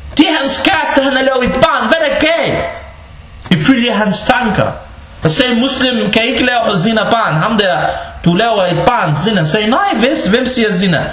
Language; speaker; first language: Danish; early bilingual, other home language; Bosnian